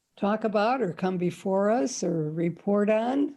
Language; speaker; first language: English; native; English